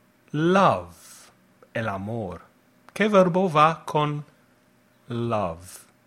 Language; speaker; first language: Spanish; non-native, fluent; English